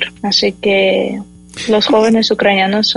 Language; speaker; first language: Spanish; non-native, fluent; Ukrainian